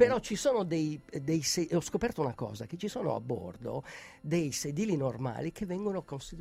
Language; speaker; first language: Italian; native; Italian